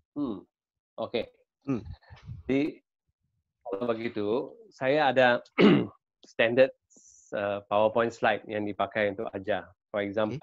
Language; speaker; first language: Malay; non-native, local second language; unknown